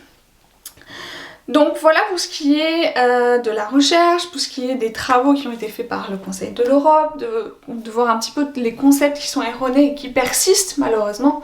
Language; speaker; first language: French; native; French